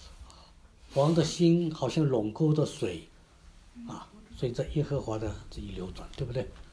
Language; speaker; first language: Chinese; native; Chinese